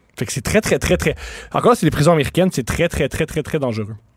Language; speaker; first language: French; native; French